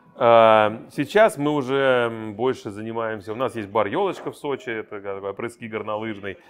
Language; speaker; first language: Russian; native; Russian